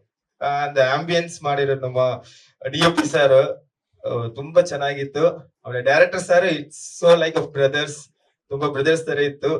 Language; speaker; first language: Kannada; non-native, fluent; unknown